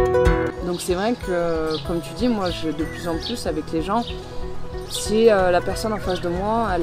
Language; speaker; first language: French; native; French